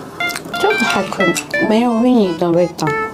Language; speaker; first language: Chinese; non-native, learner; Korean